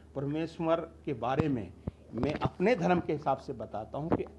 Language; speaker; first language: Hindi; native; Hindi